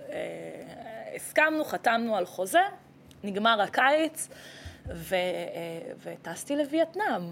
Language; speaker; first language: Hebrew; early bilingual, other home language; Russian